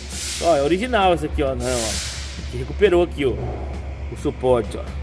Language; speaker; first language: Portuguese; native; Portuguese